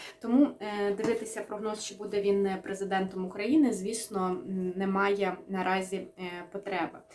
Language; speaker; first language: Ukrainian; non-native, local second language; Russian